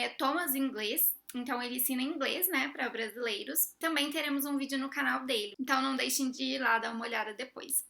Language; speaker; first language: Portuguese; native; Portuguese